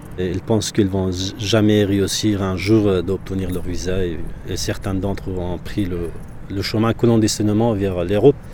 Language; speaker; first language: French; non-native, fluent; Persian